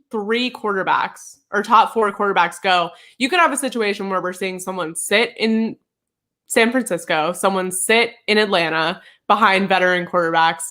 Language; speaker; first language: English; native; English